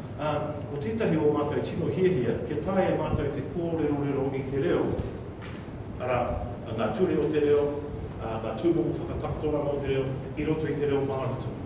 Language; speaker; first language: Māori; non-native, local second language; English